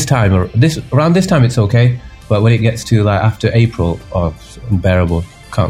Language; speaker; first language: English; native; English